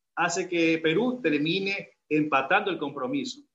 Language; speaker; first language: Spanish; native; Spanish